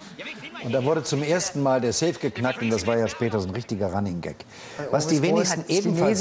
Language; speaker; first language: German; native; German